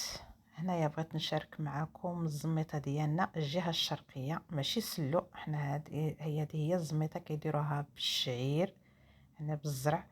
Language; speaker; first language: Arabic; native; Arabic